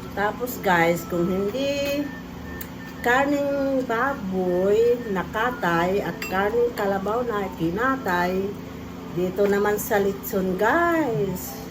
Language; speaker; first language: Filipino; non-native, local second language; Cebuano